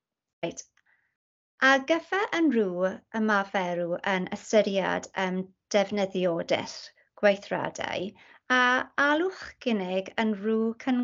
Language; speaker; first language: Welsh; non-native, learner; English